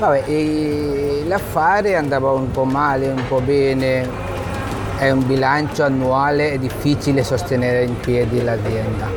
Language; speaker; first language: Italian; non-native, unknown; Bangla